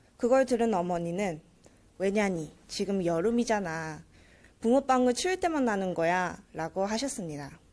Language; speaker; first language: Korean; early bilingual, heritage; Korean